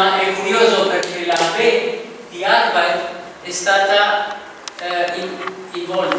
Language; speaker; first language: Italian; non-native, fluent; Spanish